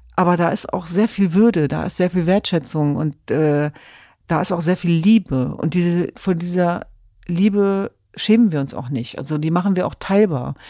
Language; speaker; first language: German; early bilingual, other home language; Kurdish